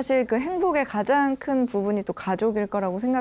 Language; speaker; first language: Korean; native; Korean